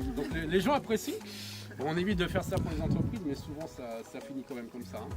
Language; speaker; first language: French; native; French